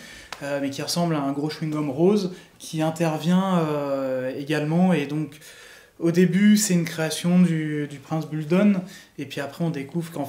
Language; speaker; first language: French; native; French